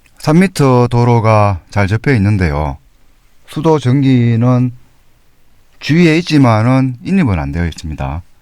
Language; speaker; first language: Korean; native; Korean